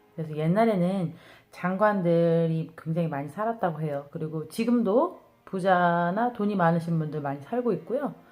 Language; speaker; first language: Korean; native; Korean